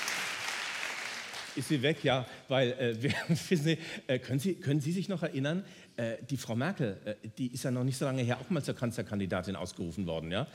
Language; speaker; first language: German; native; German